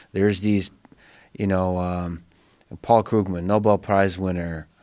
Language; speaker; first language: English; early bilingual, other home language; Russian